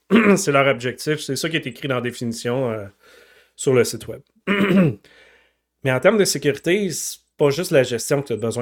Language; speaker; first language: French; native; French